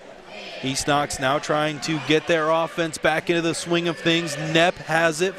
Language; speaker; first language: English; native; English